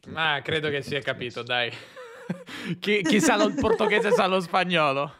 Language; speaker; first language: Italian; native; Italian